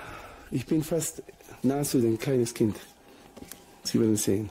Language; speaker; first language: German; non-native, fluent; Spanish